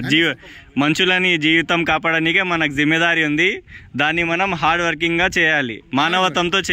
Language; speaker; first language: Telugu; native; Telugu